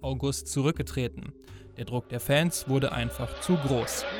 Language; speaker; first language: German; native; German